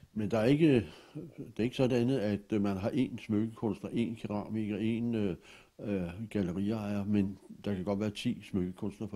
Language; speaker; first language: Danish; native; Danish